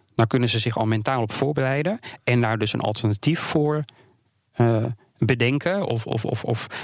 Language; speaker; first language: Dutch; native; Dutch